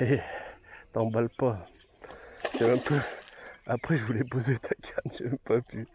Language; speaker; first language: French; native; French